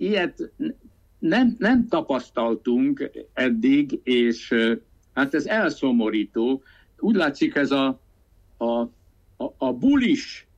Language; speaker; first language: Hungarian; native; Hungarian